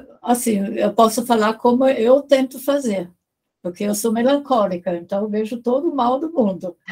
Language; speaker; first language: Portuguese; non-native, fluent; German